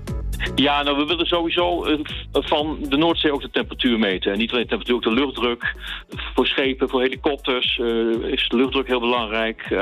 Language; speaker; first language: Dutch; native; Dutch